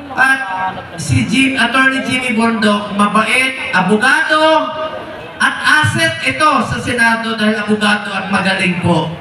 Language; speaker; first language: Filipino; non-native, local second language; Cebuano